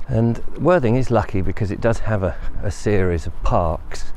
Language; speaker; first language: English; native; English